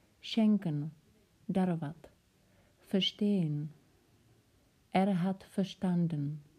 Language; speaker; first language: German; non-native, fluent; Czech